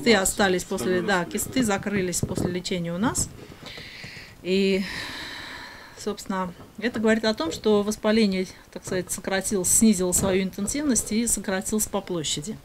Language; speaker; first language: Russian; native; Russian